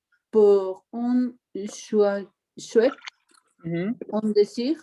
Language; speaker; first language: French; non-native, learner; Spanish